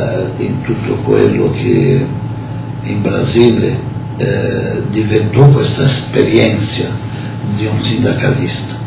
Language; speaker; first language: Italian; non-native, fluent; Portuguese